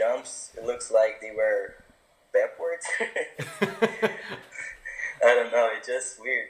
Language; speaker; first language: English; non-native, fluent; Portuguese